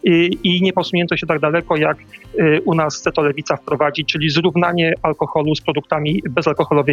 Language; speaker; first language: Polish; native; Polish